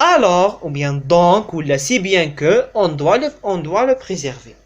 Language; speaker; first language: French; non-native, local second language; Arabic